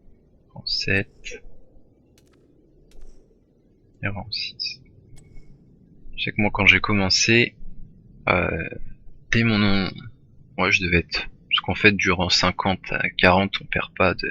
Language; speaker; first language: French; native; French